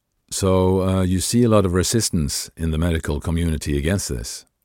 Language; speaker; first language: English; non-native, fluent; Norwegian